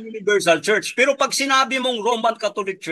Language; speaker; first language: Filipino; native; Filipino